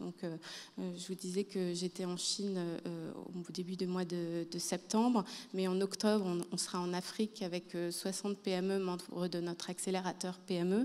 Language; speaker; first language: French; native; French